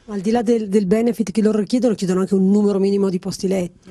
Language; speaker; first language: Italian; native; Italian